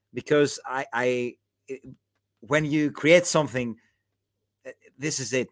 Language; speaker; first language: English; non-native, fluent; Greek